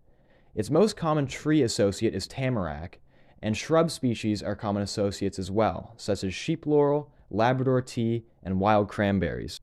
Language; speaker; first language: English; native; English